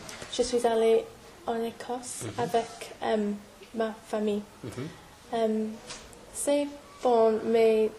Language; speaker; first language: French; non-native, learner; English